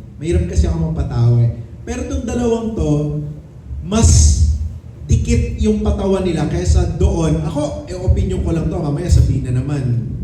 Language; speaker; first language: Filipino; native; Filipino